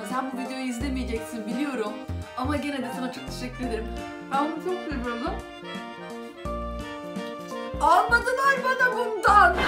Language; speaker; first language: Turkish; native; Turkish